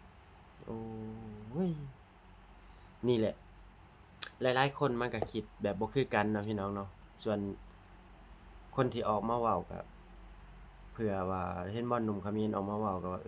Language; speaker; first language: Thai; non-native, local second language; Lao